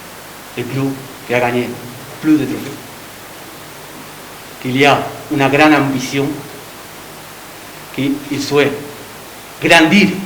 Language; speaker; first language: French; non-native, learner; Spanish